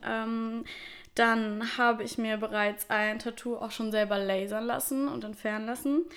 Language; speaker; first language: German; early bilingual, other home language; Russian